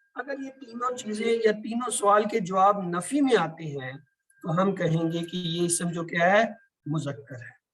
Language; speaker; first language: Urdu; native; Urdu